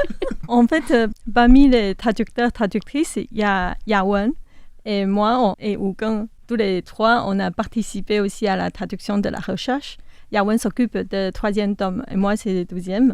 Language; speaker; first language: French; non-native, fluent; Chinese